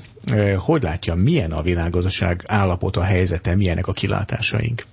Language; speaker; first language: Hungarian; native; Hungarian